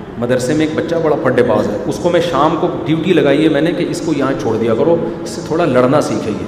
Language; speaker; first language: Urdu; native; Urdu